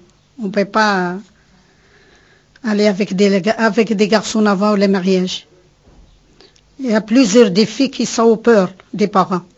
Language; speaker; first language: French; non-native, learner; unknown